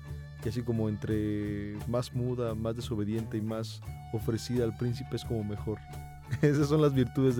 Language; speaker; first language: Spanish; native; Spanish